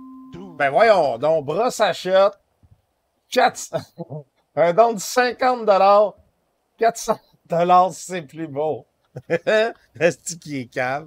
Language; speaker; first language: French; native; French